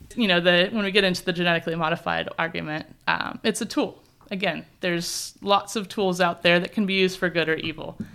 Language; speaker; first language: English; native; English